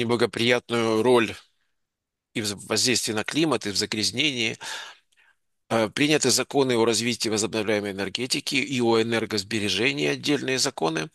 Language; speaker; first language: Russian; native; Russian